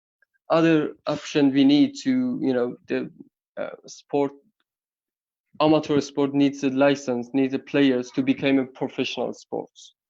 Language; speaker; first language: English; non-native, learner; Persian